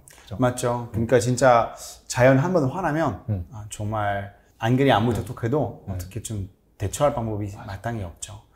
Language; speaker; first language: Korean; non-native, fluent; French